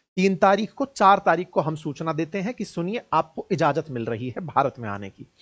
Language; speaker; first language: Hindi; native; Hindi